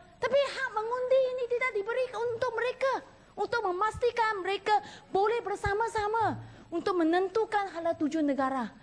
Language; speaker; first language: Malay; non-native, local second language; Cantonese